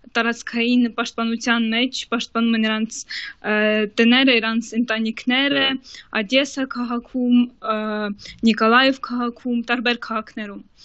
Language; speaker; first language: Armenian; early bilingual, heritage; Armenian